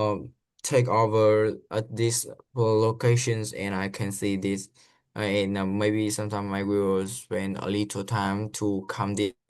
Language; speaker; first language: English; non-native, learner; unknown